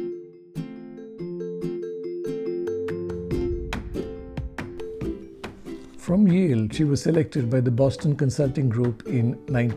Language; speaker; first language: English; non-native, local second language; Kannada